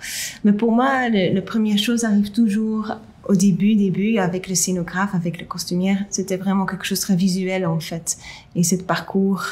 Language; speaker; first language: French; non-native, local second language; Dutch